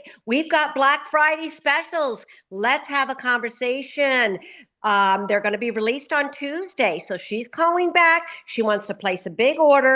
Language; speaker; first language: English; native; English